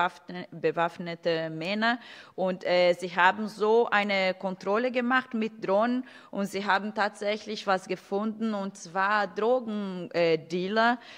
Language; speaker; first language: German; non-native, fluent; Portuguese